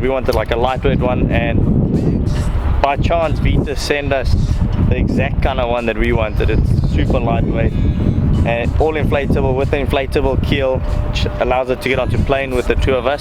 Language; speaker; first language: English; native; English